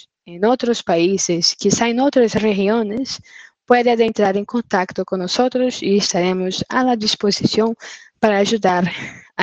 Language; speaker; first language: Spanish; non-native, fluent; Portuguese